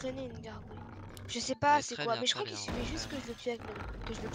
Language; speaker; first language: French; native; French